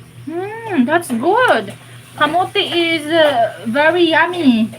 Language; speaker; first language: English; non-native, local second language; Cebuano